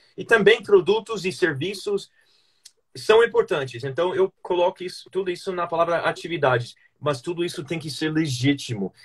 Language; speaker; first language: Portuguese; non-native, fluent; English